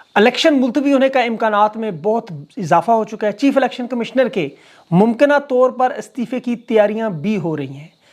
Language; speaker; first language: Urdu; native; Urdu